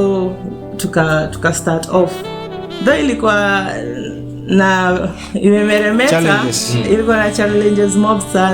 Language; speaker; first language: Swahili; native; Swahili